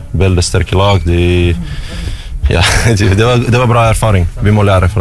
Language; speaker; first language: Norwegian; non-native, fluent; Russian